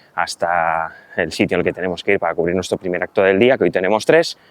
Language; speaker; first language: Spanish; native; Spanish